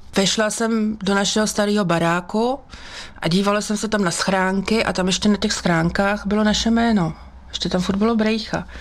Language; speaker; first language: Czech; native; Czech